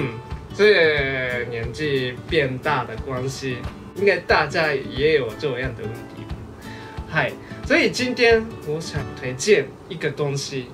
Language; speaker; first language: Chinese; non-native, fluent; Japanese